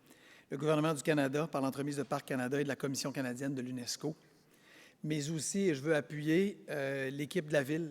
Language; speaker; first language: French; native; French